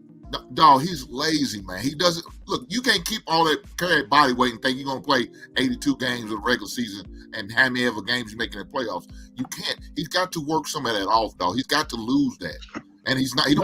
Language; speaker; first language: English; native; English